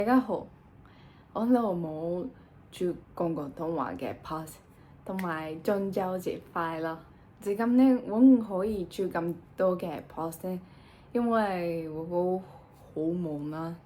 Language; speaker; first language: Cantonese; non-native, learner; Japanese